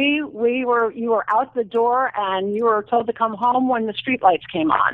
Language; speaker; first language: English; native; English